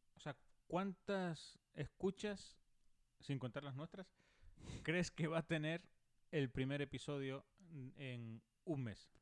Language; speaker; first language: Spanish; native; Spanish